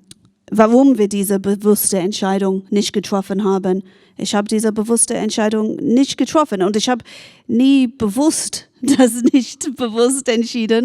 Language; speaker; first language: German; non-native, fluent; English